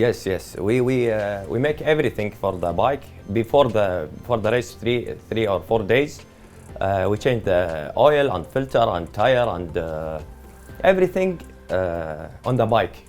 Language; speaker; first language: English; non-native, learner; Arabic